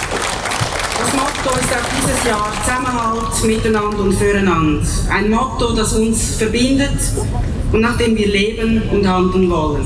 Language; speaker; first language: German; native; German